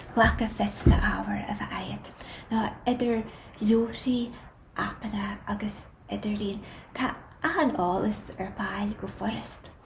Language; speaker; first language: Irish; native; Irish